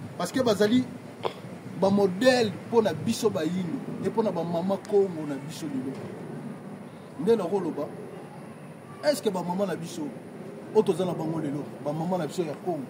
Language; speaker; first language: Lingala; non-native, local second language; Kongo